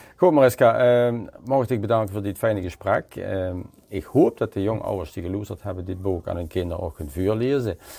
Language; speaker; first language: Dutch; non-native, local second language; Limburgish